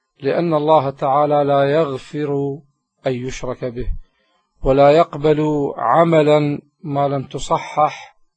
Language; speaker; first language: Arabic; native; Arabic